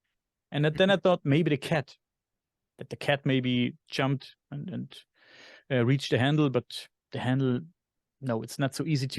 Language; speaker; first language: English; non-native, fluent; German